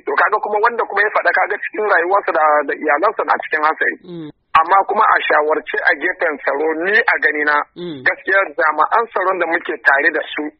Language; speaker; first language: Hausa; native; Hausa